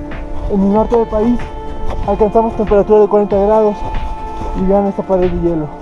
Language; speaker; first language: Spanish; native; Spanish